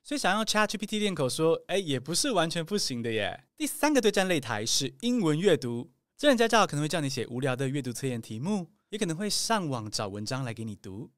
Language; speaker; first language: Chinese; native; Chinese